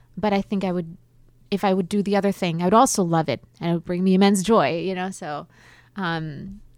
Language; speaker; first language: English; non-native, fluent; German